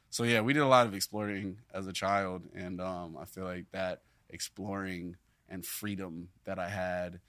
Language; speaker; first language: English; native; English